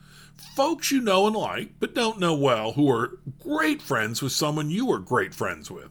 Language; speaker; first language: English; native; English